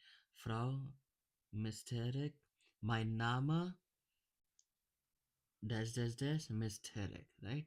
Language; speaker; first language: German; non-native, learner; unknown